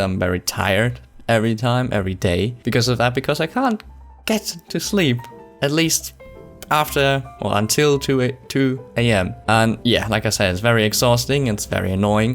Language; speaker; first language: English; non-native, fluent; German